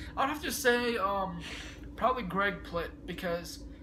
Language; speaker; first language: English; early bilingual, other home language; Russian